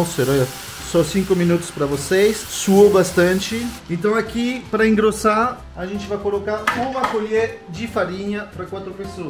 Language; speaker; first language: Portuguese; non-native, fluent; French